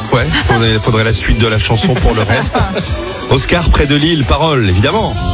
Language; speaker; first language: French; native; French